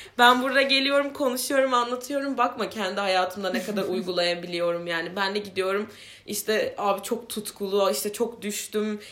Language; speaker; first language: Turkish; native; Turkish